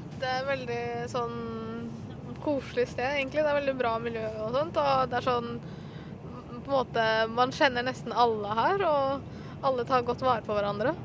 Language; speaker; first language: Norwegian; early bilingual, other home language; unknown